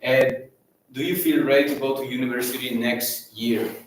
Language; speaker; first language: English; non-native, fluent; Catalan